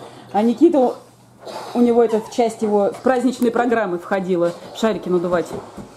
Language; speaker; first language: Russian; native; Russian